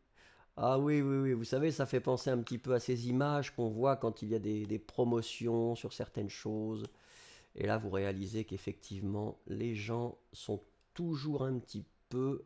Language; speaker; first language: French; native; French